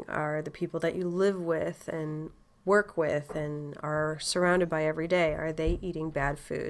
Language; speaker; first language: English; native; English